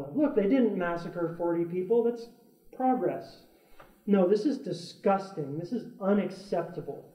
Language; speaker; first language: English; native; English